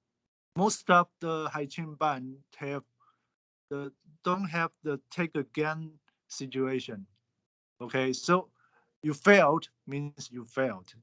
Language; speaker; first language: English; non-native, learner; Chinese